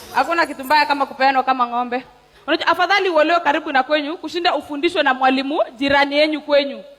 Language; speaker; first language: Swahili; non-native, local second language; Kalenjin